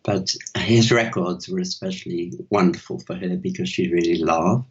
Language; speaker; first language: English; native; English